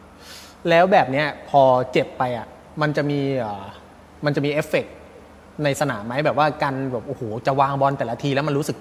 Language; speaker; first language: Thai; native; Thai